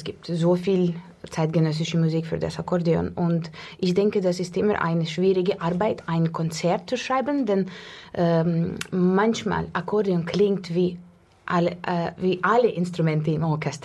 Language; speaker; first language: German; non-native, learner; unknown